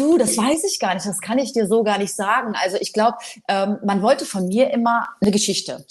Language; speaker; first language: German; early bilingual, other home language; Polish